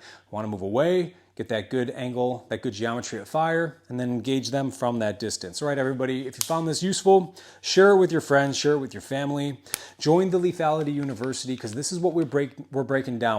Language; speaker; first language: English; native; English